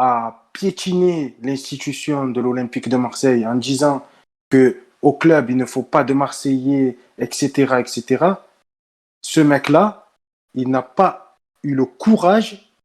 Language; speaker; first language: French; native; French